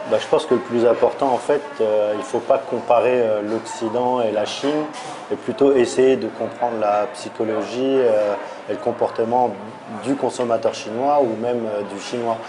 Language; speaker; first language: French; early bilingual, other home language; Arabic